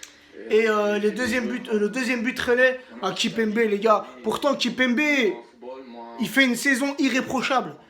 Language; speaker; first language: French; native; French